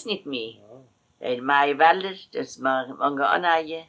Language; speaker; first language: German; native; German